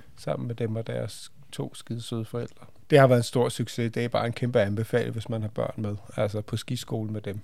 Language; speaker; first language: Danish; native; Danish